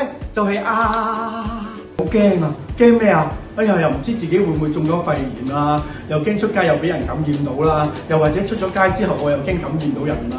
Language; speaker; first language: Cantonese; native; Cantonese